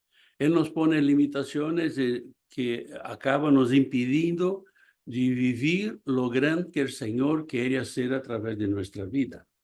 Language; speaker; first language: Spanish; non-native, fluent; Portuguese